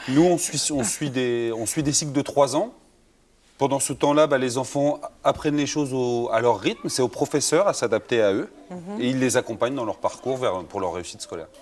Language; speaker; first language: French; native; French